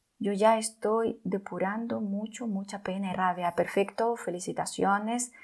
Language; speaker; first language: Spanish; non-native, fluent; Russian